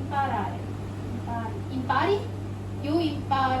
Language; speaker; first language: Italian; non-native, learner; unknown